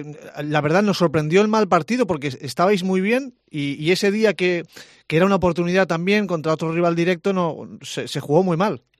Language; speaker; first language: Spanish; native; Spanish